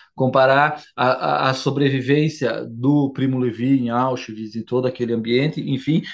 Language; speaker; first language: Portuguese; native; Portuguese